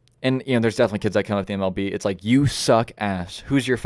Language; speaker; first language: English; native; English